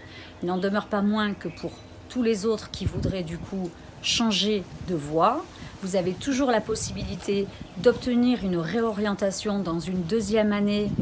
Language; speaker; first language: French; native; French